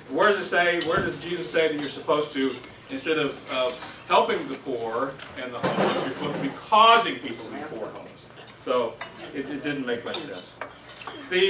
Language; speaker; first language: English; native; English